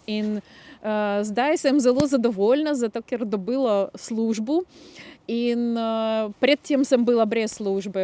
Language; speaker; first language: Slovenian; non-native, local second language; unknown